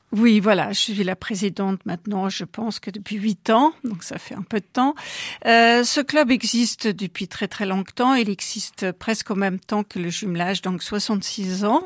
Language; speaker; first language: French; non-native, fluent; German